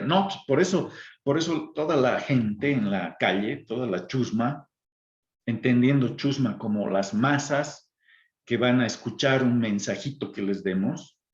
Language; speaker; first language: Spanish; native; Spanish